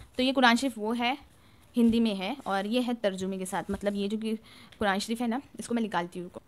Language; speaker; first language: Urdu; native; Urdu